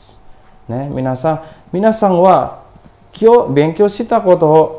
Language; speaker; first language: Japanese; non-native, fluent; Indonesian